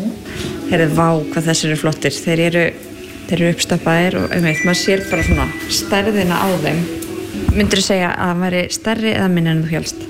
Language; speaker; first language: Icelandic; native; Icelandic